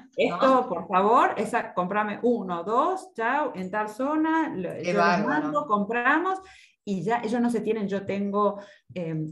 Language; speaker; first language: Spanish; native; Spanish